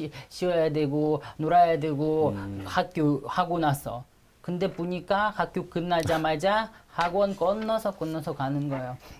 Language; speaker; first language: Korean; non-native, fluent; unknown